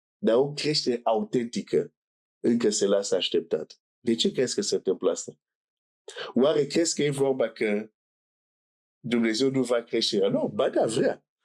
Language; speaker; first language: Romanian; non-native, fluent; French